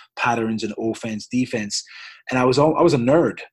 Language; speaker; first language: English; native; English